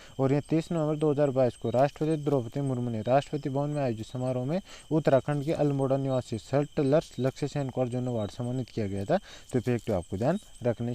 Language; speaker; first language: Hindi; native; Hindi